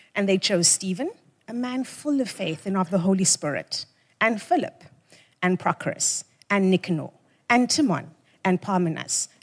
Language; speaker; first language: English; non-native, local second language; Xhosa